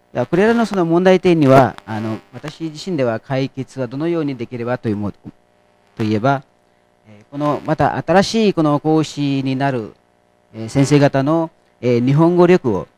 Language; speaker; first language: Japanese; non-native, fluent; Nepali